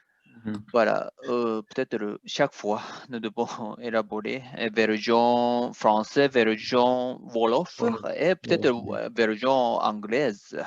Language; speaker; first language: French; non-native, fluent; Japanese